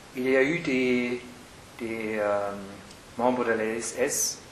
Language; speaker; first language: French; non-native, fluent; German